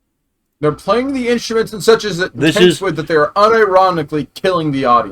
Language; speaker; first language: English; native; English